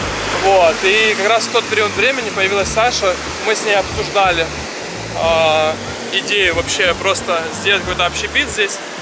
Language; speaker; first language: Russian; native; Russian